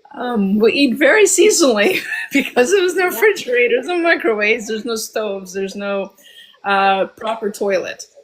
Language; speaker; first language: English; early bilingual, other home language; Albanian